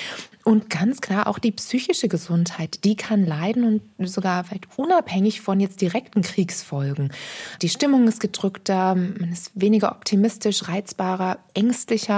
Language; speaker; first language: German; native; German